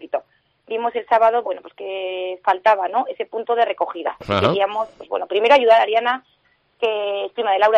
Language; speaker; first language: Spanish; native; Spanish